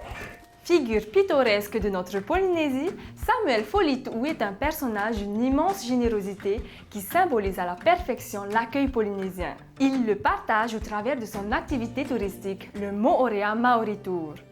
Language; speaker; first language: French; native; French